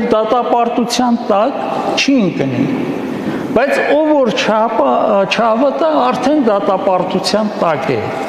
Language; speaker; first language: Armenian; native; Armenian